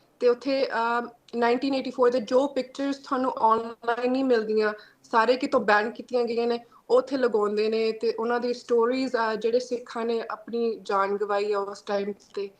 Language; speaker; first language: Punjabi; early bilingual, heritage; Punjabi